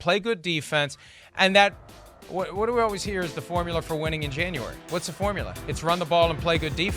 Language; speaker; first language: English; native; English